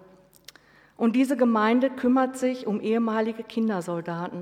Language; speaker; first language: German; native; German